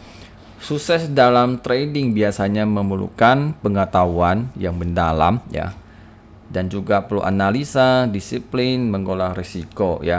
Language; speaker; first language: Indonesian; native; Indonesian